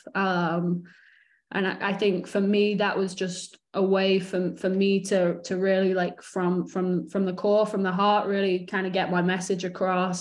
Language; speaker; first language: English; native; English